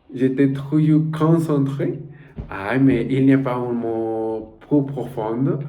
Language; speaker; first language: French; non-native, learner; Spanish